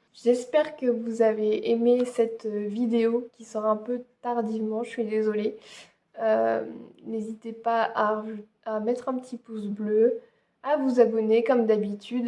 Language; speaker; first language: French; native; French